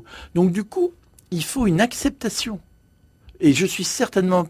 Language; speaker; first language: French; native; French